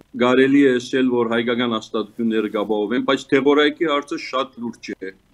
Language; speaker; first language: Armenian; early bilingual, heritage; Armenian